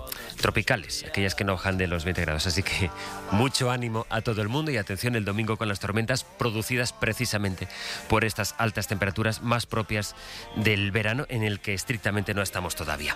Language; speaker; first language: Spanish; native; Spanish